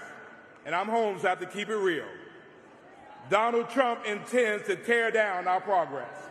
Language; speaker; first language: English; native; English